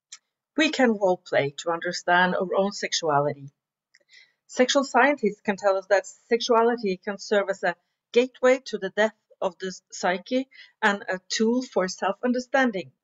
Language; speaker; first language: English; non-native, fluent; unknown